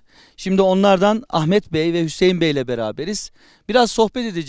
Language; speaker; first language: Turkish; native; Turkish